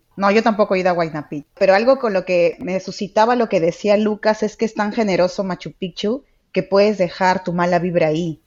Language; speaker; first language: Spanish; native; Spanish